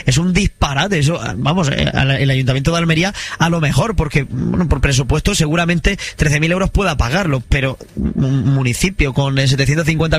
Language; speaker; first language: Spanish; native; Spanish